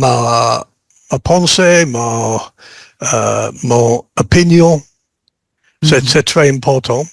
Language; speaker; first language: French; non-native, learner; English